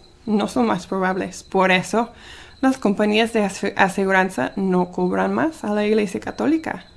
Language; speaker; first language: Spanish; early bilingual, heritage; Spanish